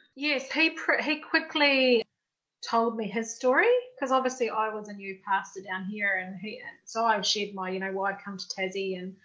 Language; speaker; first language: English; native; English